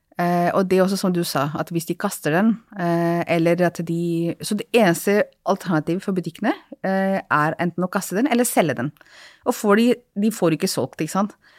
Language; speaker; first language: Norwegian; non-native, fluent; Hindi